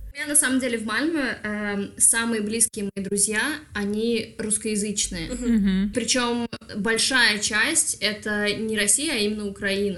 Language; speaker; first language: Russian; native; Russian